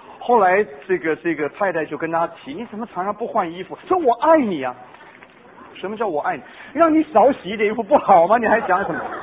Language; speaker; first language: Chinese; non-native, local second language; Cantonese